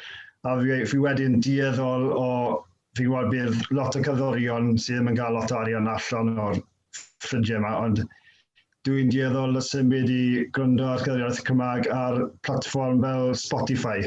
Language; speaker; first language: Welsh; native; Welsh